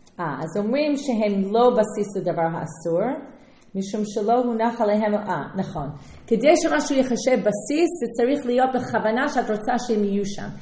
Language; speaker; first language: Hebrew; non-native, fluent; English